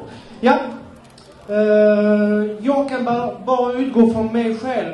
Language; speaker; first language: Swedish; non-native, fluent; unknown